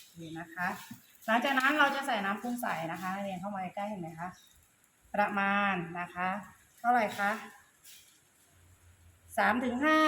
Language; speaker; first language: Thai; native; Thai